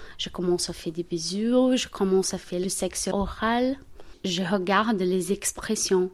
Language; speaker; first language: French; non-native, learner; Portuguese